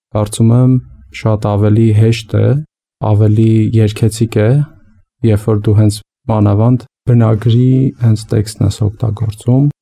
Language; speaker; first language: Armenian; native; Armenian